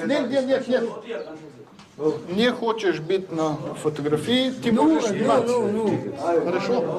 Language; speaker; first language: Russian; non-native, learner; French